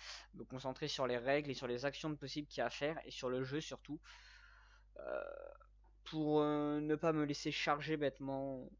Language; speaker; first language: French; native; French